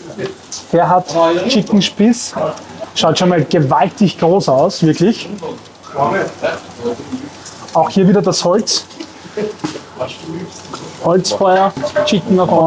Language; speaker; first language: German; native; German